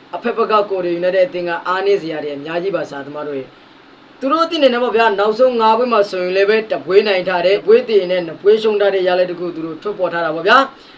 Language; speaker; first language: Burmese; native; Burmese